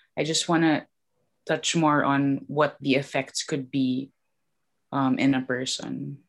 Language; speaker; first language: English; non-native, local second language; Filipino